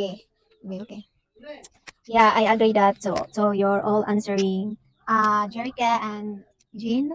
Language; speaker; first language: English; non-native, local second language; Cebuano